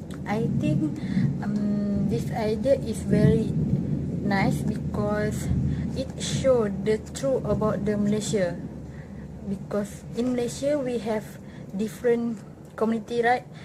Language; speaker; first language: English; non-native, local second language; Malay